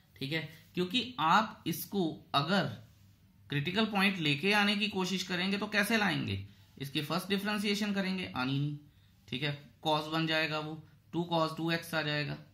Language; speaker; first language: Hindi; native; Hindi